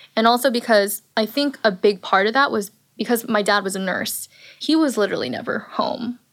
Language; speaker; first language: English; native; English